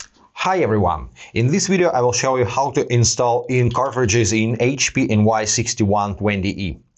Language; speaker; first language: English; non-native, fluent; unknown